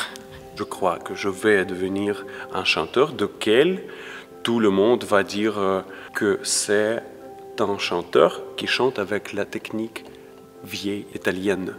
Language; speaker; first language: French; non-native, learner; Ukrainian